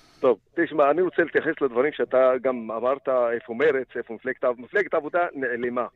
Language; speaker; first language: Hebrew; non-native, local second language; Arabic